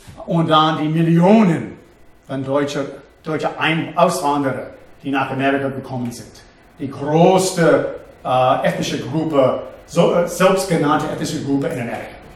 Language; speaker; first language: German; non-native, fluent; English